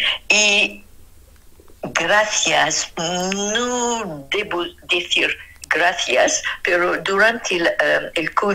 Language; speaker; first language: Spanish; non-native, fluent; Arabic